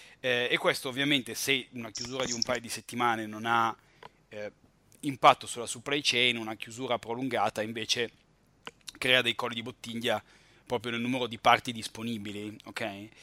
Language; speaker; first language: Italian; native; Italian